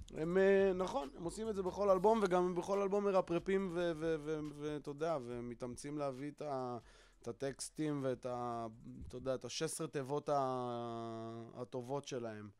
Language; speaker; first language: Hebrew; native; Hebrew